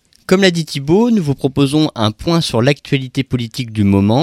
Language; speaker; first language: French; native; French